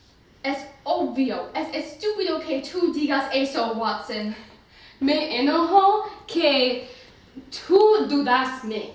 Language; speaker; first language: Spanish; non-native, learner; English